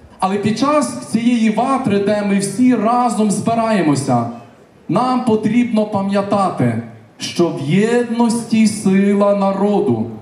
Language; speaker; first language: Ukrainian; native; Ukrainian